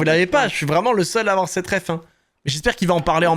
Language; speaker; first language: French; native; French